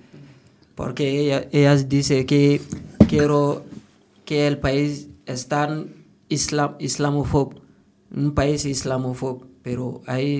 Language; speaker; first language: Spanish; non-native, learner; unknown